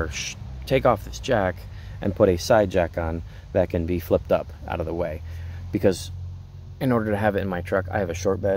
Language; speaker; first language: English; native; English